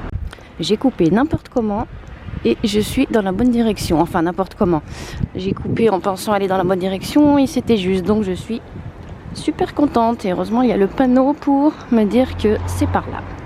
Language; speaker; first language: French; native; French